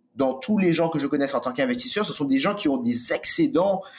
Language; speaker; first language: French; native; French